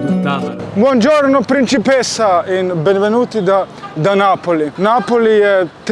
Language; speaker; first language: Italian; non-native, learner; Slovenian